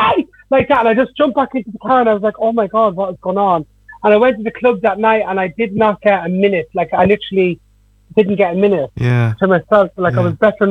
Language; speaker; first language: English; native; English